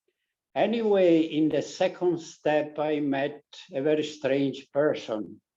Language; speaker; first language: English; non-native, learner; Italian